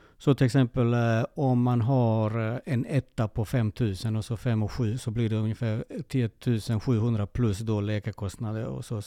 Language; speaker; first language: Swedish; early bilingual, other home language; Serbian